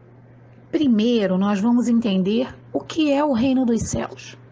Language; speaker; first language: Portuguese; native; Portuguese